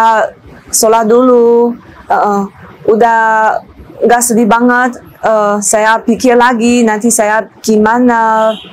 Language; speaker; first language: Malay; non-native, learner; Chinese